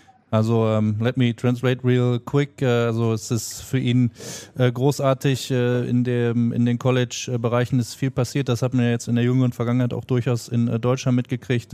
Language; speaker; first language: German; native; German